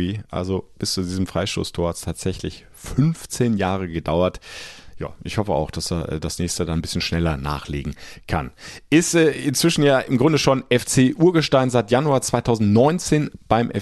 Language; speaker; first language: German; native; German